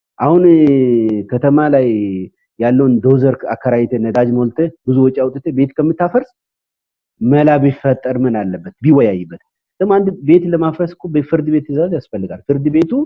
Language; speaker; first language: Amharic; non-native, local second language; Wolaytta